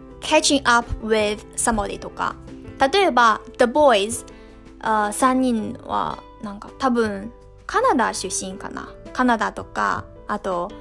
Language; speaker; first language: Japanese; non-native, fluent; Chinese